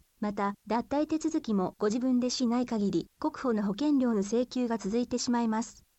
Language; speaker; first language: Japanese; native; Japanese